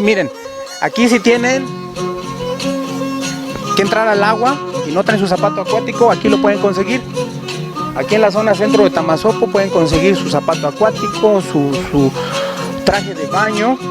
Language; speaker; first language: Spanish; native; Spanish